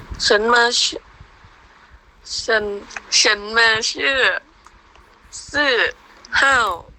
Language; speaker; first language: Chinese; non-native, learner; Thai